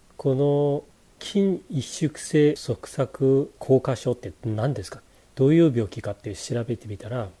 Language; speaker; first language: Japanese; non-native, fluent; Chinese